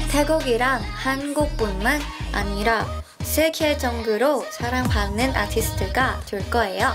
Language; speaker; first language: Korean; non-native, learner; Thai